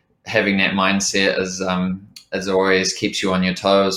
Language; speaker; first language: English; native; English